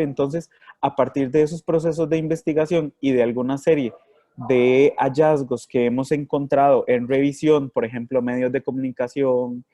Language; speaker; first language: Spanish; native; Spanish